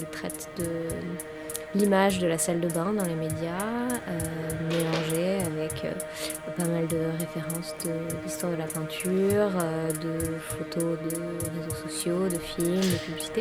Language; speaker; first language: French; native; French